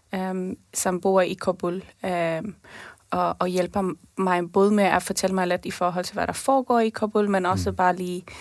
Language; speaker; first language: Danish; early bilingual, other home language; Persian